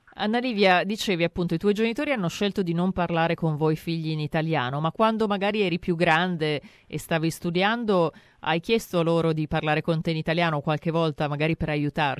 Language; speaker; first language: Italian; native; Italian